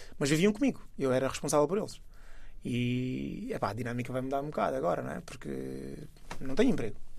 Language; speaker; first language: Portuguese; early bilingual, other home language; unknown